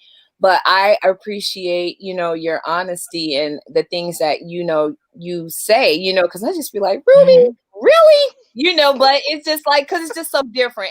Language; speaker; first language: English; native; English